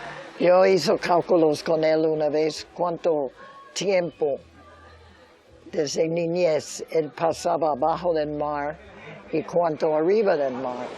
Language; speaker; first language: Spanish; early bilingual, other home language; English